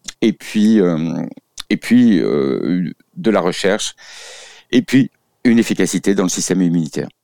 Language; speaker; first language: French; native; French